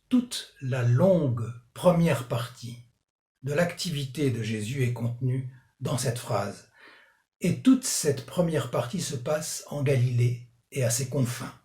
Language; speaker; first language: French; native; French